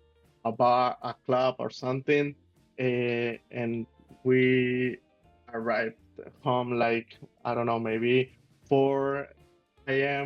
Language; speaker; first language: English; non-native, learner; Spanish